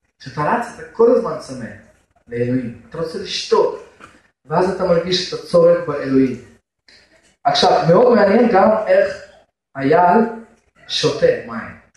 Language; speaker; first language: Hebrew; non-native, fluent; Russian